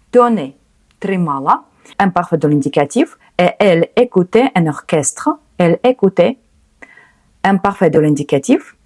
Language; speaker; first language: French; non-native, fluent; Ukrainian